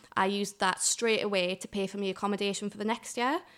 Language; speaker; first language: English; native; English